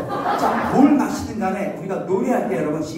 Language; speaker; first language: Korean; native; Korean